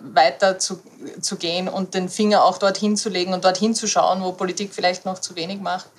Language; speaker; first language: German; native; German